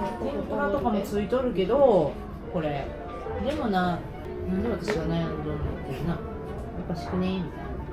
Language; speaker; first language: Japanese; native; Japanese